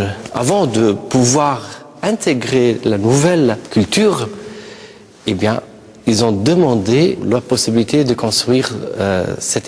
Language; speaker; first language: French; non-native, fluent; Arabic